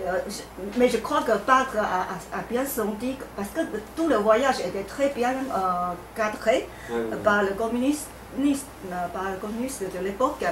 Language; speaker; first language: French; non-native, fluent; Chinese